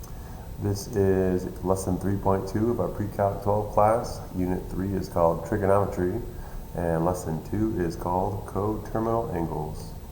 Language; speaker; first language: English; native; English